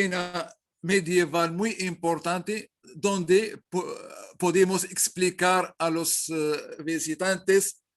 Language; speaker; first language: Spanish; non-native, learner; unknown